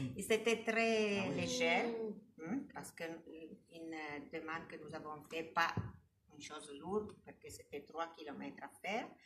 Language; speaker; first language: French; non-native, learner; Italian